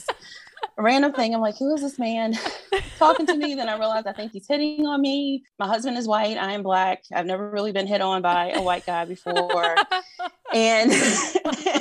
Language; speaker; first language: English; native; English